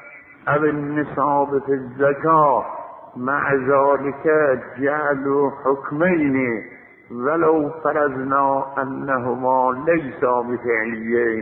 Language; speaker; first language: Arabic; non-native, fluent; Azerbaijani